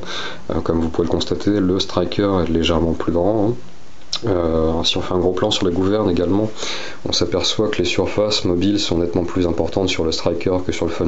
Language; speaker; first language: French; native; French